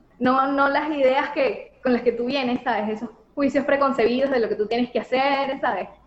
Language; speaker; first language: Spanish; native; Spanish